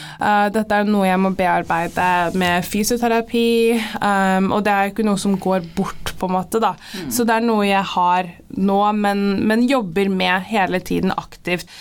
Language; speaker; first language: Norwegian; early bilingual, other home language; English